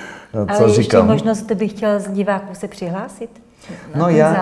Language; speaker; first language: Czech; native; Czech